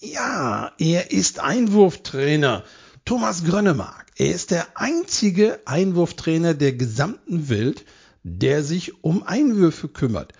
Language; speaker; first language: German; native; German